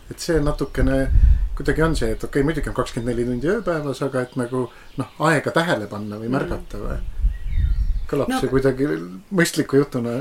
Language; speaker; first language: Estonian; native; Estonian